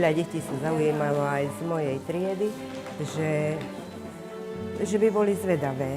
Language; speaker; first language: Slovak; non-native, local second language; Hungarian